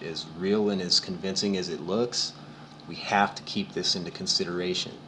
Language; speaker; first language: English; native; English